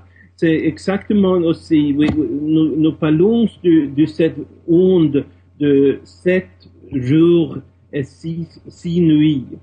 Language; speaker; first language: French; non-native, fluent; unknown